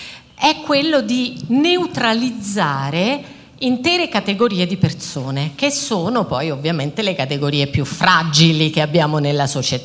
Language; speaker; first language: Italian; native; Italian